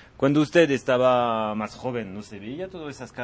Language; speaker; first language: Spanish; non-native, learner; French